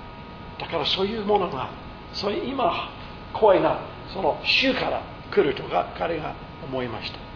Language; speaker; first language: Japanese; non-native, fluent; English